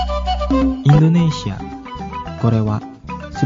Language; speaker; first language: Japanese; non-native, fluent; Indonesian